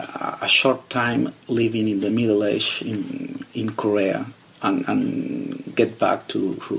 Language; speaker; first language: English; non-native, fluent; Spanish